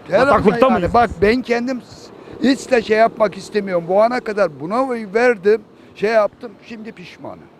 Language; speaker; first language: Turkish; native; Turkish